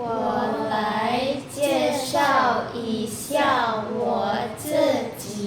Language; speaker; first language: Chinese; non-native, learner; Indonesian